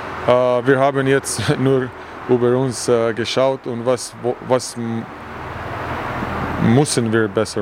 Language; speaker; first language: German; non-native, learner; English